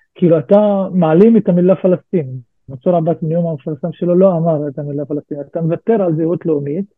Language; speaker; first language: Hebrew; non-native, local second language; Arabic